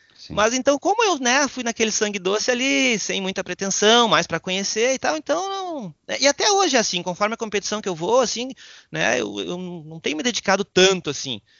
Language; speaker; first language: Portuguese; native; Portuguese